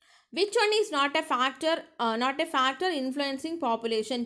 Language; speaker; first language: English; non-native, local second language; Tamil